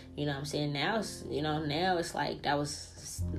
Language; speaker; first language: English; early bilingual, other home language; Italian